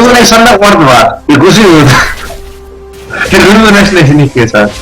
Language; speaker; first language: Basque; non-native, local second language; Spanish